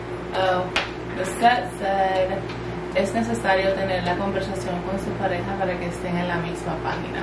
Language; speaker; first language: Spanish; early bilingual, heritage; Spanish